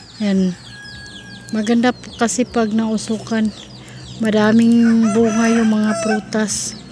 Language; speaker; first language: Filipino; non-native, local second language; Cebuano